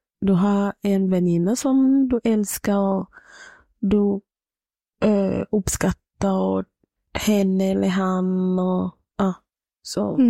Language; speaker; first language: Swedish; non-native, fluent; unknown